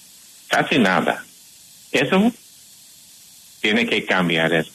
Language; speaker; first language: Spanish; non-native, fluent; English